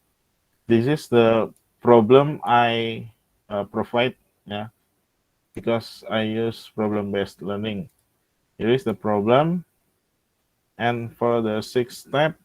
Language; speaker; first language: English; non-native, local second language; Indonesian